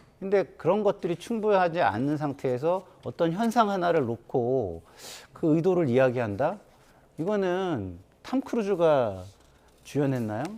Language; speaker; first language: Korean; native; Korean